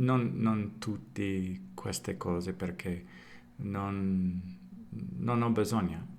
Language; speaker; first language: Italian; non-native, learner; English